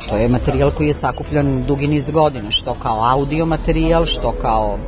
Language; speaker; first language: Serbian; native; Serbian